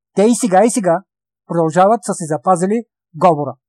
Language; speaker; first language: Bulgarian; native; Bulgarian